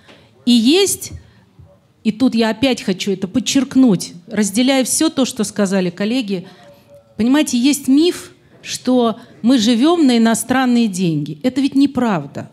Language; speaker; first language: Russian; native; Russian